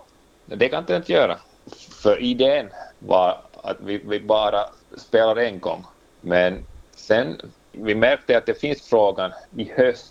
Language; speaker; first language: Swedish; non-native, local second language; Finnish